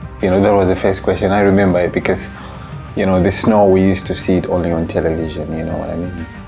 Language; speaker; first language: English; non-native, local second language; Shona